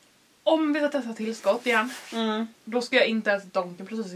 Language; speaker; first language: Swedish; native; Swedish